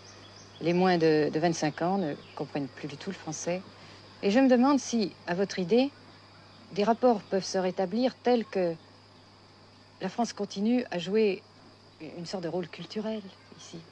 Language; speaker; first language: French; native; French